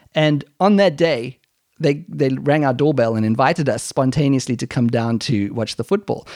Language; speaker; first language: English; native; English